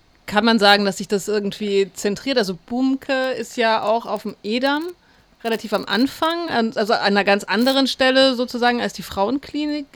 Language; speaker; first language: German; native; German